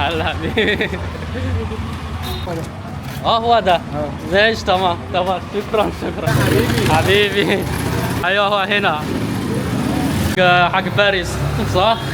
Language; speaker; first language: Arabic; non-native, fluent; Chinese